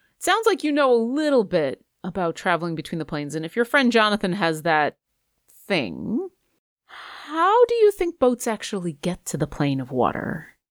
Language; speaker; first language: English; native; English